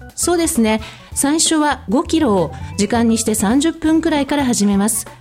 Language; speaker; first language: Japanese; non-native, fluent; English